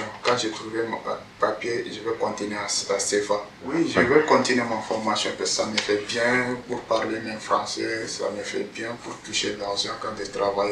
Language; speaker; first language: French; non-native, learner; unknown